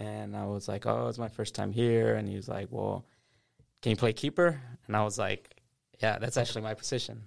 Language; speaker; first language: English; native; English